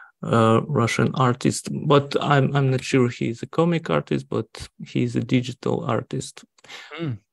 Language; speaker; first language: English; non-native, learner; Russian